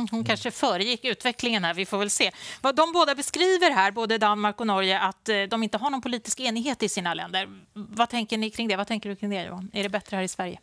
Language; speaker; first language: Swedish; native; Swedish